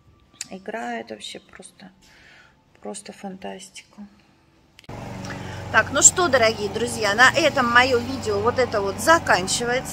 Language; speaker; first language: Russian; native; Russian